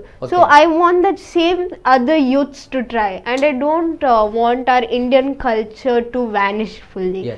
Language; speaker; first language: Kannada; non-native, local second language; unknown